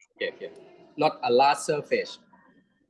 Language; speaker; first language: English; non-native, learner; Thai